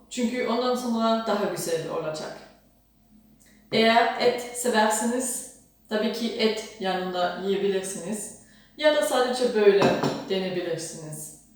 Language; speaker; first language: Turkish; non-native, fluent; German